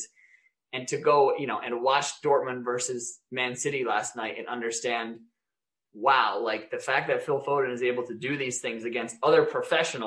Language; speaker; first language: English; native; English